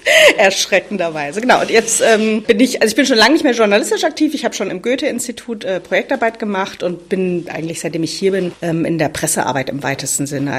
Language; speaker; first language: German; native; German